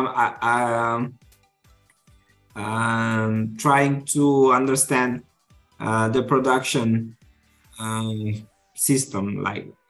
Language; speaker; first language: English; non-native, fluent; Kabuverdianu